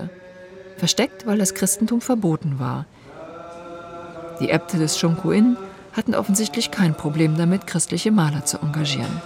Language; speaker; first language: German; native; German